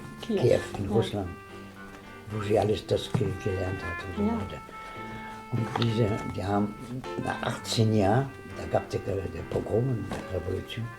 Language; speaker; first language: German; non-native, learner; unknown